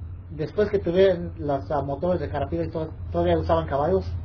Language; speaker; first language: Spanish; early bilingual, other home language; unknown